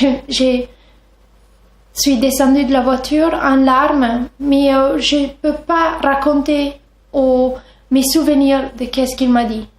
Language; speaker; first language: French; non-native, fluent; Italian